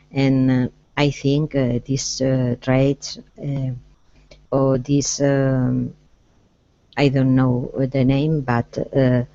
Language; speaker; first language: English; non-native, learner; Spanish